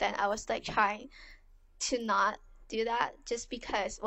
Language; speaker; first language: English; non-native, local second language; Cantonese